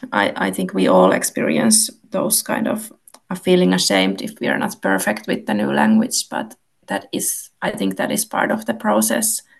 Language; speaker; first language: English; non-native, fluent; Finnish